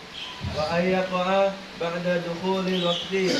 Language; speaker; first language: Arabic; non-native, learner; Indonesian